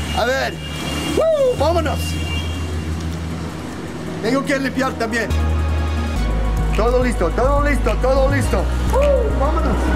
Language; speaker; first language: Spanish; non-native, learner; English